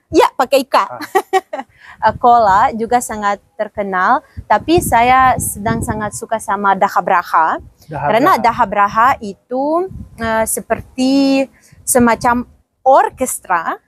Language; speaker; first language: Indonesian; non-native, fluent; Ukrainian